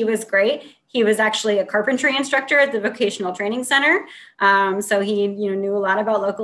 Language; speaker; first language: English; native; English